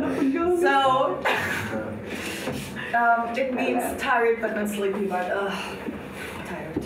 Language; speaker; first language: English; non-native, fluent; German